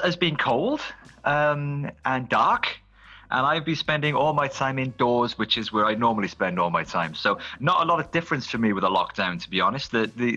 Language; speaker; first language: English; native; English